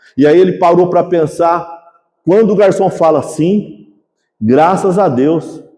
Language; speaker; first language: Portuguese; native; Portuguese